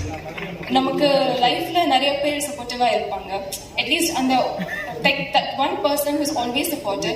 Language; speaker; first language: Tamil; non-native, fluent; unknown